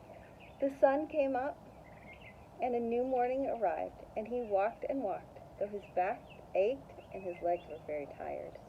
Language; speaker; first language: English; native; English